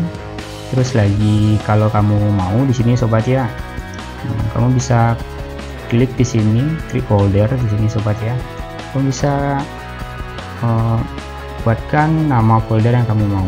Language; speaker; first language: Indonesian; native; Indonesian